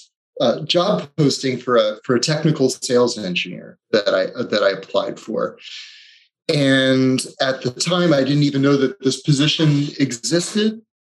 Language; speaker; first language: English; native; English